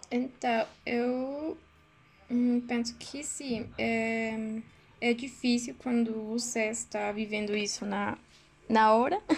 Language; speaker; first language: Portuguese; non-native, learner; Spanish